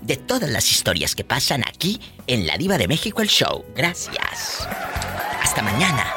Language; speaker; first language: Spanish; native; Spanish